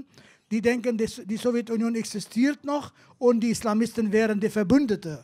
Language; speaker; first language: German; non-native, fluent; Kurdish